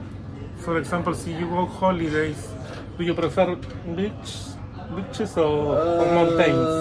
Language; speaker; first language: English; non-native, learner; Spanish